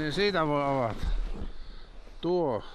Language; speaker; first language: Finnish; native; Finnish